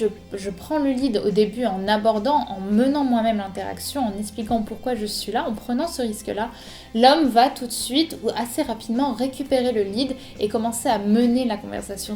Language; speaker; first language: French; native; French